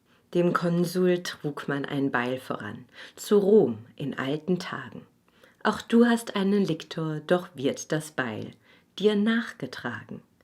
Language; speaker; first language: German; native; German